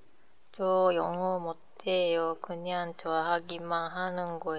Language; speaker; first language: Korean; non-native, learner; Japanese